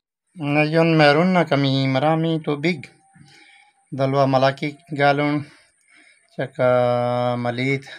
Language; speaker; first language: Filipino; non-native, learner; Punjabi